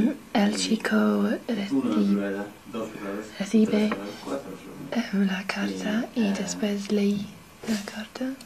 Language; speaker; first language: Spanish; non-native, learner; English